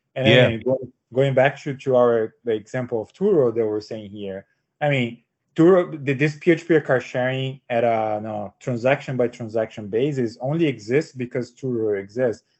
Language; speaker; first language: English; non-native, fluent; Portuguese